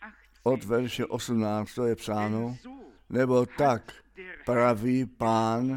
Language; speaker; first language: Czech; non-native, fluent; German